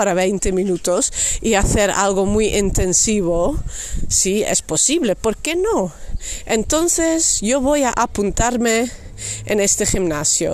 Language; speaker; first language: Spanish; non-native, fluent; Dutch